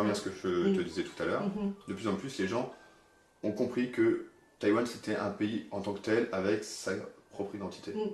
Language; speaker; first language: French; native; French